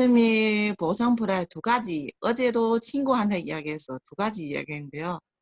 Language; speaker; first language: Korean; non-native, learner; Chinese